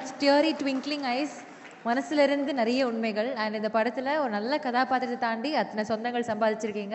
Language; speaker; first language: Tamil; native; Tamil